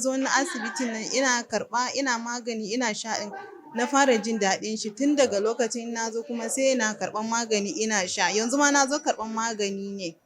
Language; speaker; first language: Hausa; native; Hausa